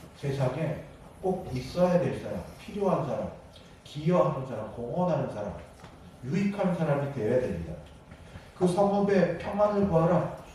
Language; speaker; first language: Korean; native; Korean